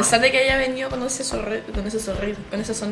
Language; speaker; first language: Spanish; native; Spanish